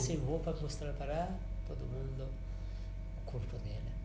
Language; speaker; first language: Portuguese; non-native, learner; Persian